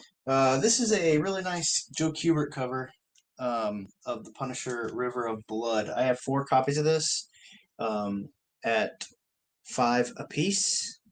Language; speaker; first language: English; native; English